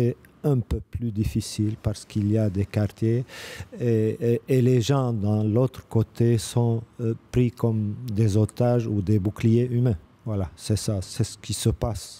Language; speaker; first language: French; non-native, fluent; Arabic